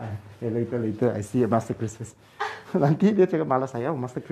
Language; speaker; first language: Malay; non-native, local second language; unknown